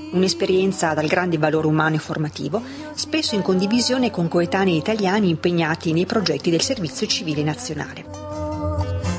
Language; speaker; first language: Italian; native; Italian